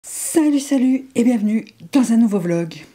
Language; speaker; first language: French; native; French